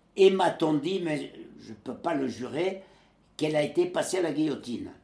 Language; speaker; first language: French; native; French